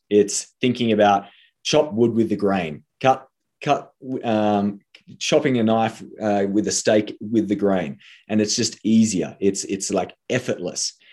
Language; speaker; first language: English; native; English